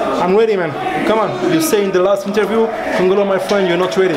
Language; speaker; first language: English; non-native, learner; French